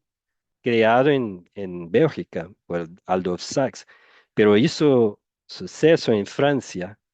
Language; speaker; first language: Spanish; non-native, fluent; Portuguese